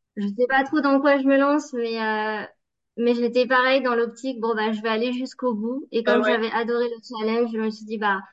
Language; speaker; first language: French; native; French